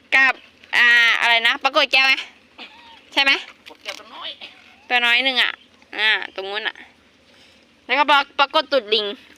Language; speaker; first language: Thai; native; Thai